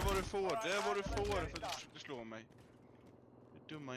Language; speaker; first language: Swedish; native; Swedish